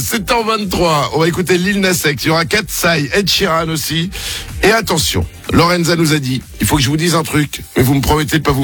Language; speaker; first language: French; native; French